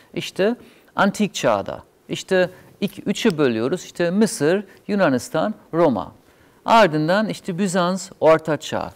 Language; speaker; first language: Turkish; non-native, fluent; German